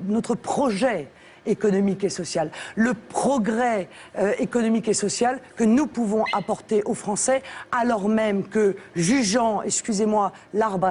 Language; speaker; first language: French; native; French